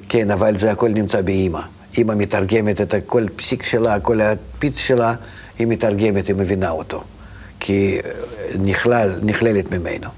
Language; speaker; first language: Hebrew; non-native, fluent; Russian